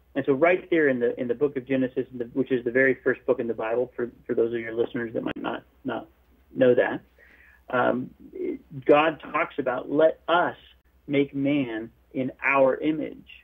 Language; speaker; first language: English; native; English